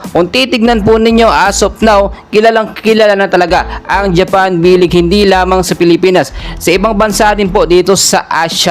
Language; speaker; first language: Filipino; native; Filipino